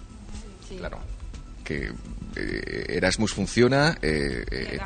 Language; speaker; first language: Spanish; native; Spanish